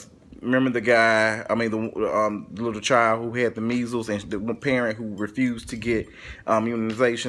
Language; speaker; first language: English; native; English